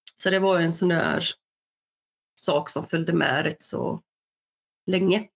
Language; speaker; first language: Swedish; early bilingual, other home language; Bosnian